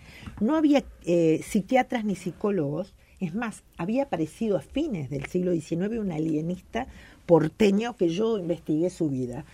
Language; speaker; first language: Spanish; native; Spanish